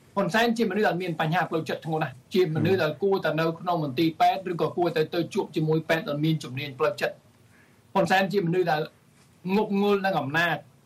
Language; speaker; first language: Khmer; early bilingual, heritage; Khmer